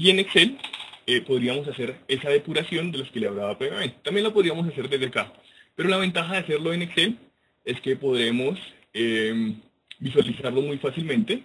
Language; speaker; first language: Spanish; native; Spanish